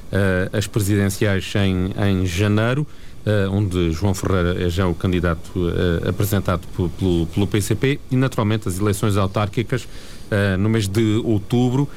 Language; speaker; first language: Portuguese; native; Portuguese